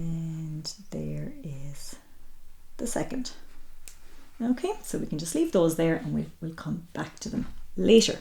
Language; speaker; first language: English; native; English